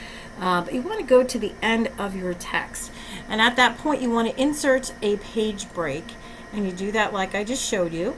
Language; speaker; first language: English; native; English